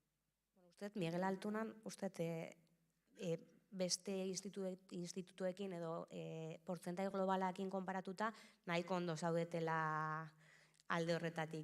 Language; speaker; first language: Basque; native; Basque